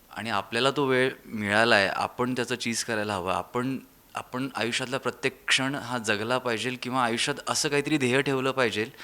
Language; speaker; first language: Marathi; native; Marathi